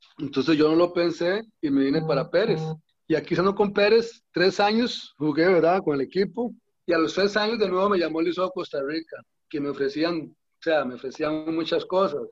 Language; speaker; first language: Spanish; native; Spanish